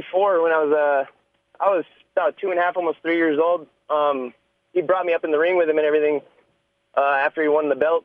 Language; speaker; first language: English; native; English